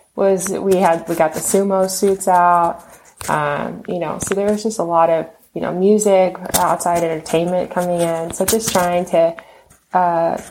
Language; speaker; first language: English; native; English